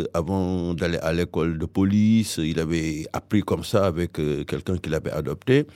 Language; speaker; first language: French; non-native, local second language; Wolof